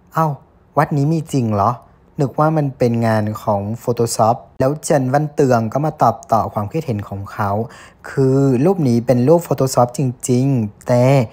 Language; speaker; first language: Thai; non-native, fluent; Vietnamese